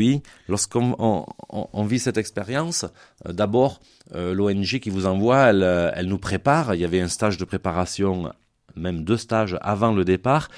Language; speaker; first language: French; native; French